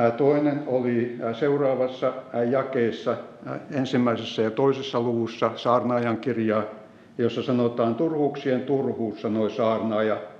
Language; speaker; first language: Finnish; native; Finnish